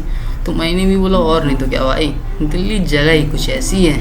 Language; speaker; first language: Hindi; native; Hindi